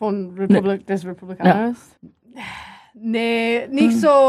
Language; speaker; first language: German; non-native, learner; English